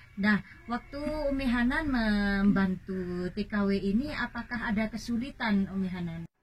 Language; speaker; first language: Indonesian; native; Indonesian